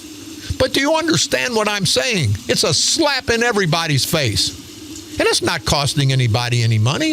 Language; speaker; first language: English; native; English